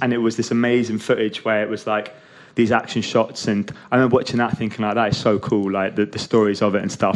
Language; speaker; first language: English; native; English